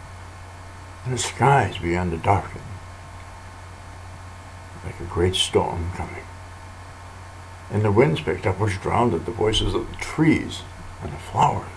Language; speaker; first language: English; native; English